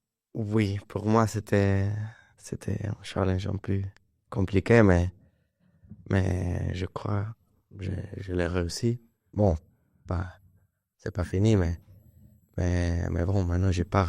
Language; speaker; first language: French; non-native, learner; Spanish